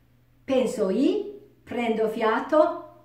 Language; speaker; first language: Italian; non-native, learner; Japanese